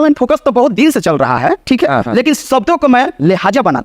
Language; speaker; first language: Hindi; non-native, local second language; Bhojpuri